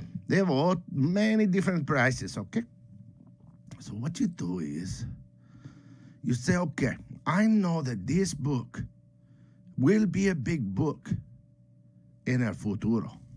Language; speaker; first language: English; native; English